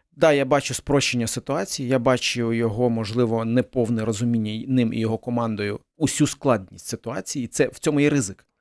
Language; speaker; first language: Ukrainian; early bilingual, other home language; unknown